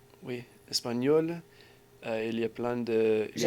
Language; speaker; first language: French; non-native, learner; English